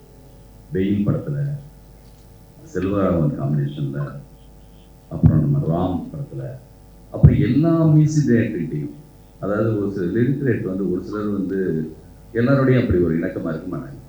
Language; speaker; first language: Tamil; native; Tamil